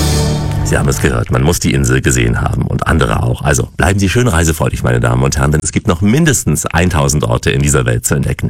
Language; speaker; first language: German; native; German